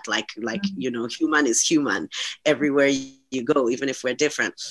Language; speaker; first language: English; non-native, local second language; Hungarian